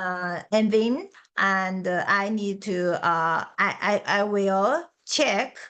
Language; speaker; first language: English; non-native, learner; Chinese